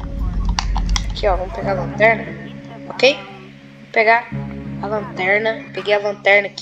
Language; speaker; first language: Portuguese; native; Portuguese